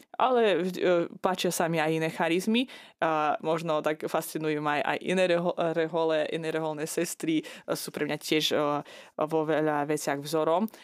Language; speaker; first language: Slovak; non-native, fluent; Azerbaijani